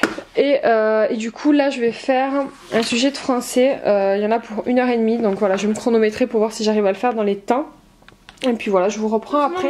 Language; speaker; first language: French; native; French